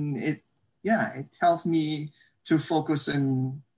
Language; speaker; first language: English; non-native, local second language; Hiligaynon